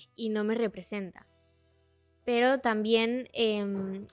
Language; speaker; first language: Spanish; early bilingual, other home language; Portuguese